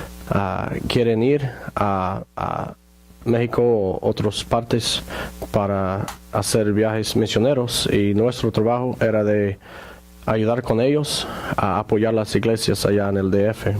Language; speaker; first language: Spanish; non-native, fluent; English